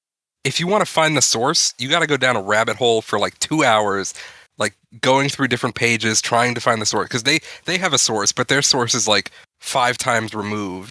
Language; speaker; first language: English; native; English